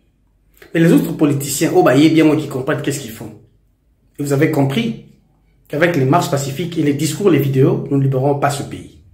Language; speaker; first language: French; non-native, local second language; Lingala